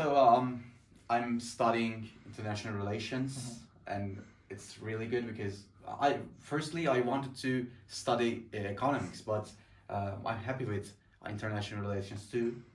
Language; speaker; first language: English; non-native, fluent; Turkish